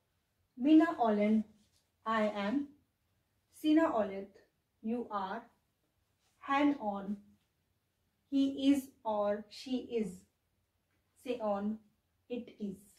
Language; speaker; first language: Finnish; non-native, learner; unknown